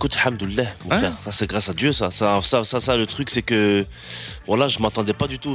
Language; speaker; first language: French; native; French